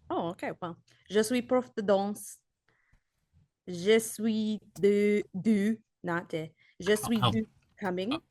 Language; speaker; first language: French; non-native, learner; English